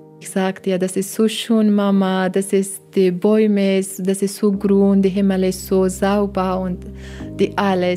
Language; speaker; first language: German; non-native, learner; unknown